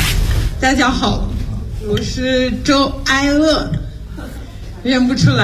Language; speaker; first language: Chinese; non-native, fluent; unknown